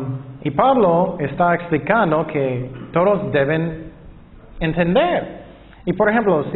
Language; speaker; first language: Spanish; non-native, fluent; English